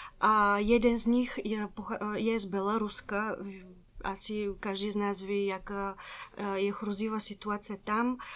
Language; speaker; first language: Czech; non-native, fluent; Bulgarian